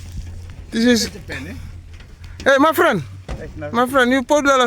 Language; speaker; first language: English; non-native, local second language; Fijian